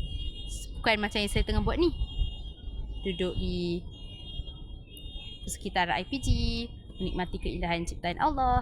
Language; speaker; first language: Malay; native; Malay